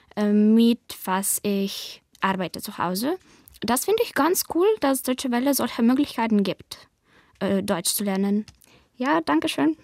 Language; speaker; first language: German; non-native, learner; Ukrainian